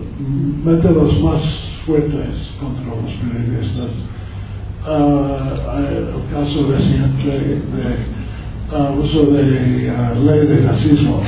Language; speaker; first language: Spanish; non-native, learner; English